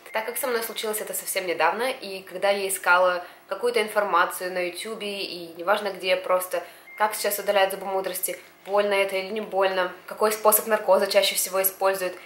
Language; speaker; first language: Russian; native; Russian